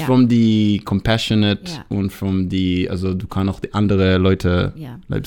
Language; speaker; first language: German; non-native, learner; Hebrew